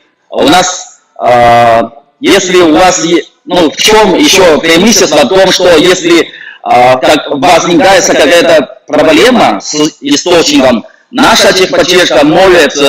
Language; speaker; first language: Russian; non-native, fluent; Chinese